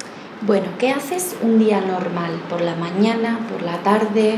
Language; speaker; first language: Spanish; native; Spanish